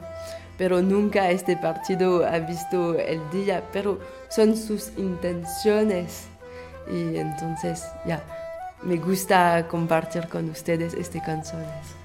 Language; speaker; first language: Spanish; non-native, fluent; French